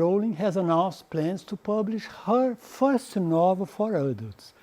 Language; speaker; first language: English; non-native, fluent; Portuguese